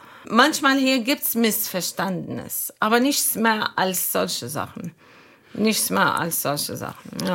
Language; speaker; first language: German; non-native, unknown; Arabic